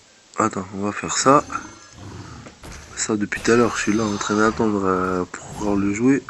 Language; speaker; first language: French; native; French